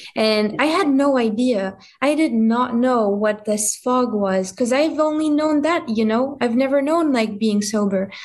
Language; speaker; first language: English; non-native, fluent; French